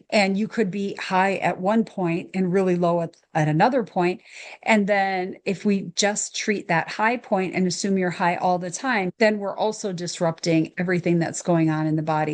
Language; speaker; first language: English; native; English